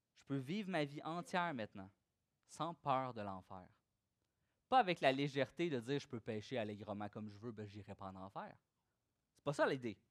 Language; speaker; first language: French; native; French